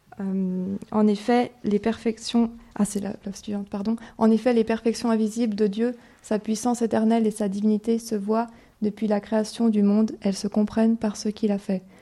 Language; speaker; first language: French; native; French